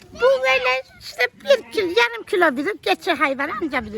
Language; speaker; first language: Turkish; native; Turkish